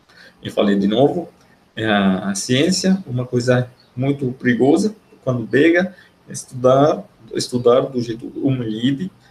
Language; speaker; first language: Portuguese; non-native, fluent; Arabic